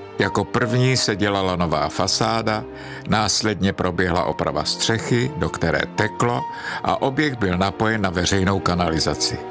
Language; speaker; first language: Czech; native; Czech